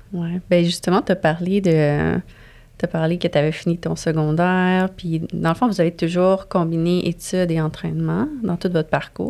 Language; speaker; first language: French; native; French